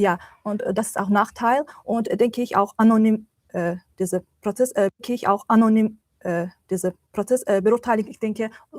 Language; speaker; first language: German; non-native, learner; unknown